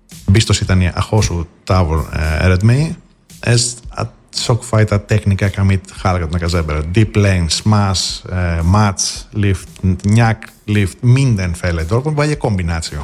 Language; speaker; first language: Hungarian; non-native, fluent; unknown